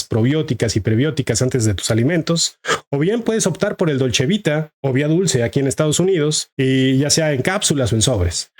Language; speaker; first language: Spanish; native; Spanish